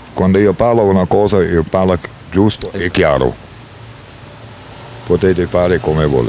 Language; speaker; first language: Italian; non-native, learner; German